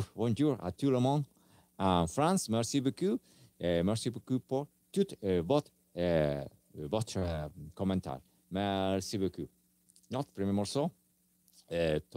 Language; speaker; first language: French; non-native, learner; Spanish